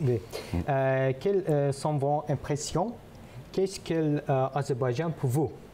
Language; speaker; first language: French; non-native, learner; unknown